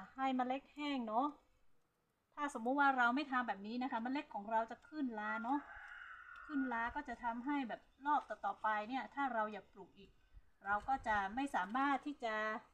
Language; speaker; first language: Thai; non-native, local second language; Hmong